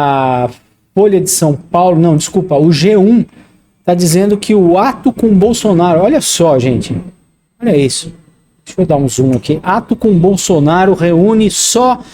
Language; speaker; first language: Portuguese; native; Portuguese